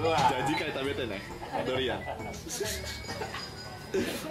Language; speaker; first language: Japanese; non-native, fluent; Indonesian